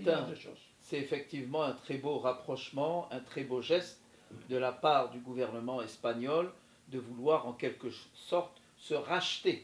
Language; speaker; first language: French; native; French